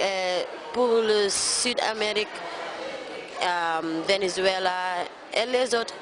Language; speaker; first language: French; non-native, learner; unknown